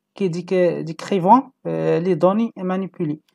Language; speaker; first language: French; non-native, local second language; Arabic